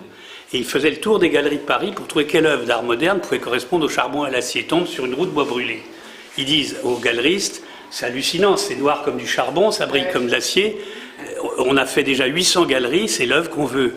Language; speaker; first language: French; native; French